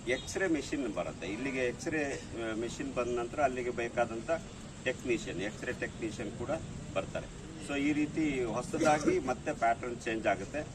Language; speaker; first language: Kannada; native; Kannada